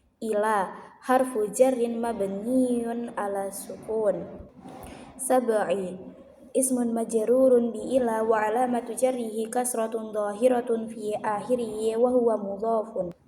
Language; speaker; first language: Arabic; non-native, learner; Indonesian